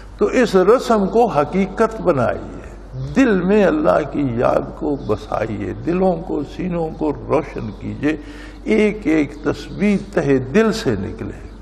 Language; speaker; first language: Urdu; non-native, local second language; Punjabi